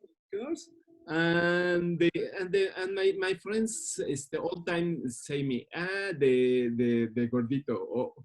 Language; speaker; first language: English; non-native, learner; Spanish